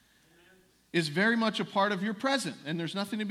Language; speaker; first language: English; native; English